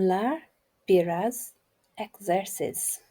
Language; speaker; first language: Turkish; non-native, learner; English